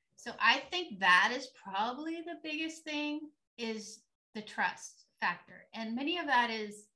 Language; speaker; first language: English; native; English